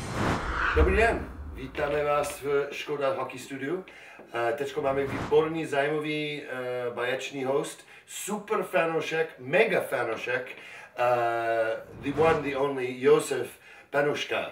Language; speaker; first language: Czech; non-native, learner; English